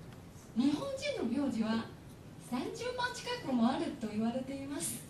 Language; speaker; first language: Japanese; non-native, fluent; Chinese